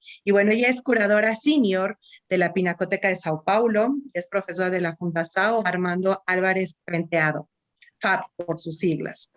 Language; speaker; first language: Spanish; native; Spanish